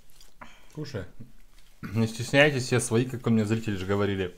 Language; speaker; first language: Russian; native; Russian